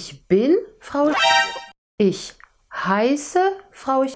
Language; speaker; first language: German; non-native, fluent; French